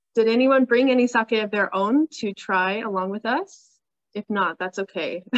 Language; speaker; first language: English; native; English